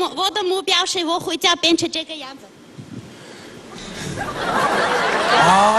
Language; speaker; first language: Chinese; non-native, fluent; Armenian